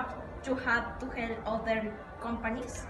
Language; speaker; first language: English; non-native, learner; Spanish